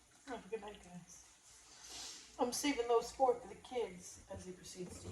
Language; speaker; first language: English; native; English